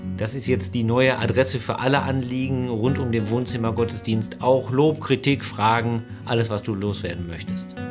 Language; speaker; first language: German; native; German